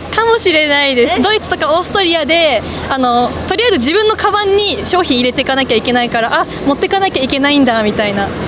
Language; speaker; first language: Japanese; native; Japanese